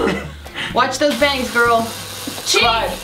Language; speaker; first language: English; native; English